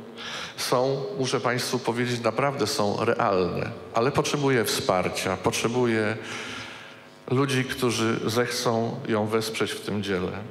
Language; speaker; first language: Polish; native; Polish